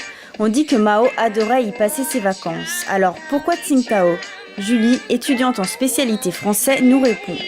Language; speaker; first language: French; native; French